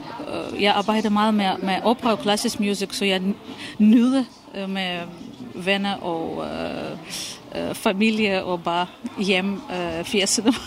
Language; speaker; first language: Danish; non-native, fluent; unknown